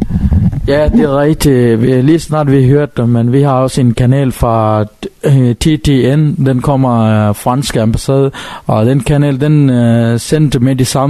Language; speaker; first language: Danish; non-native, learner; Tamil